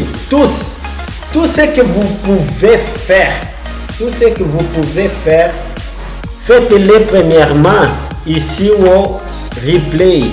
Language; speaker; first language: French; non-native, fluent; Portuguese